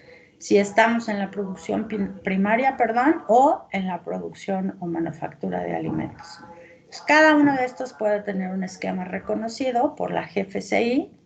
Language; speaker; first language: Spanish; native; Spanish